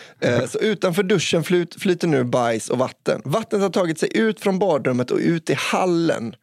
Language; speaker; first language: Swedish; native; Swedish